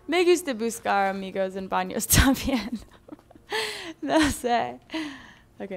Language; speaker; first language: Spanish; non-native, learner; English